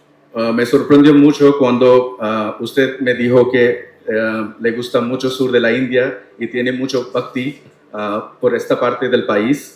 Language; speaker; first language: Spanish; non-native, learner; Tamil